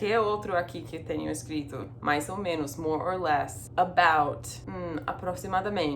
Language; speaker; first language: Portuguese; non-native, fluent; English